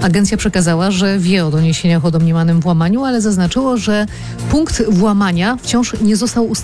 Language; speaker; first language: Polish; native; Polish